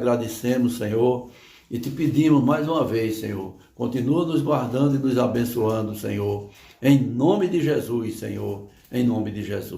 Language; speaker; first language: Portuguese; native; Portuguese